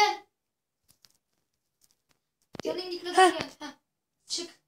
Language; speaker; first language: Turkish; native; Turkish